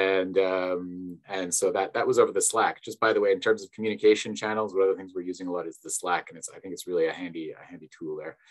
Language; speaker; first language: English; native; English